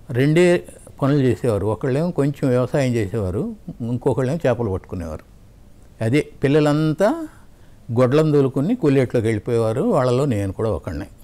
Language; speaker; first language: Telugu; native; Telugu